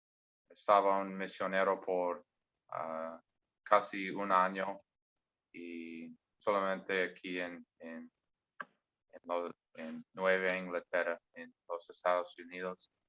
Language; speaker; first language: Spanish; non-native, learner; English